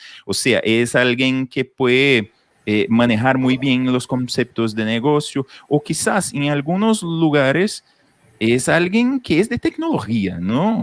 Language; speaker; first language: Spanish; non-native, fluent; Portuguese